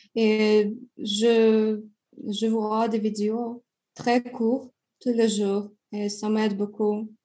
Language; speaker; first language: French; non-native, fluent; Russian